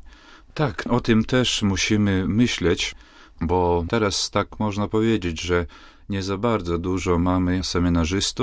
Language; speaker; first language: Polish; non-native, fluent; Latvian